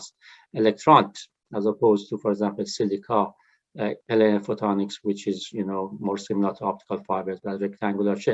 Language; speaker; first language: English; non-native, fluent; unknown